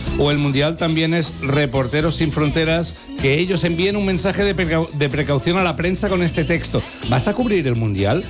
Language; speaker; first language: Spanish; native; Spanish